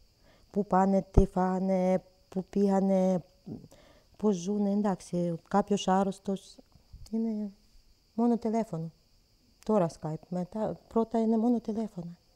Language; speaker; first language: Greek; non-native, learner; Ukrainian